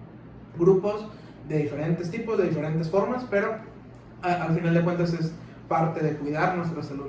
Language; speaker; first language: Spanish; native; Spanish